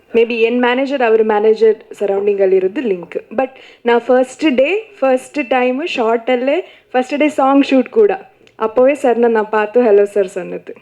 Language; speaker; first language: Tamil; non-native, local second language; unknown